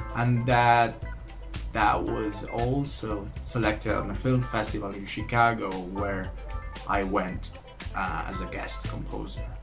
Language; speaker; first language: English; non-native, fluent; Italian